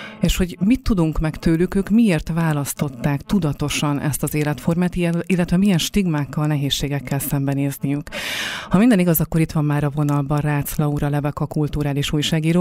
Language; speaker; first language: Hungarian; native; Hungarian